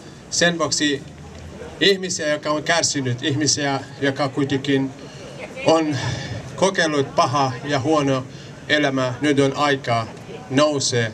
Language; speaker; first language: Finnish; non-native, learner; Kurdish